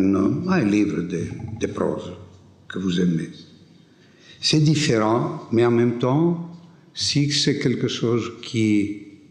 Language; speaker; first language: French; non-native, fluent; Greek